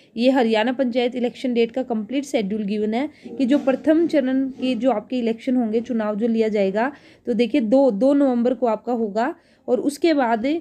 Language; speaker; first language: Hindi; native; Hindi